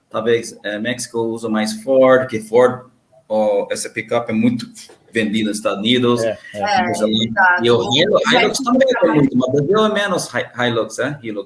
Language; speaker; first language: Portuguese; non-native, learner; English